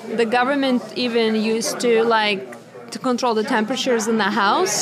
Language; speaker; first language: English; non-native, fluent; Lithuanian